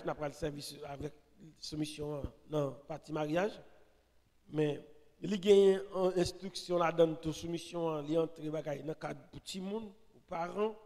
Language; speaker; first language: French; non-native, local second language; Haitian Creole